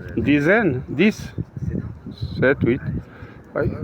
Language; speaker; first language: French; non-native, fluent; Arabic